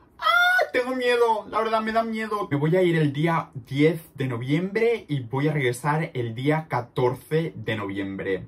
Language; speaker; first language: Spanish; native; Spanish